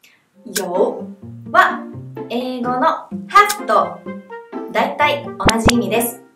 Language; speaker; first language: Japanese; non-native, fluent; Chinese